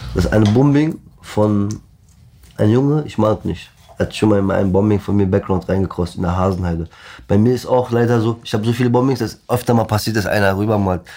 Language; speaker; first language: German; early bilingual, other home language; Turkish